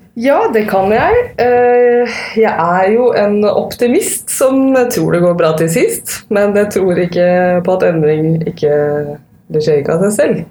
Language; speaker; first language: Norwegian; native; Norwegian